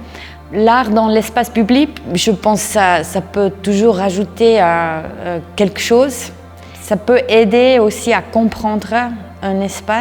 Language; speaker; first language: French; non-native, local second language; German